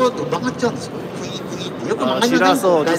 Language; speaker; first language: Japanese; native; Japanese